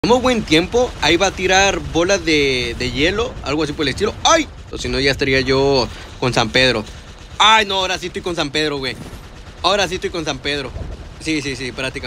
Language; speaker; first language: Spanish; native; Spanish